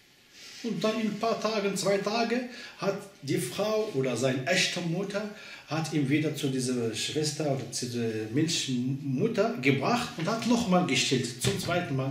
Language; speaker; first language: German; non-native, learner; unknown